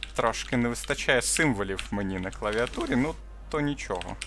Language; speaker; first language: Ukrainian; non-native, local second language; Russian